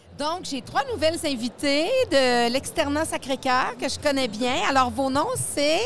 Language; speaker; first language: French; native; French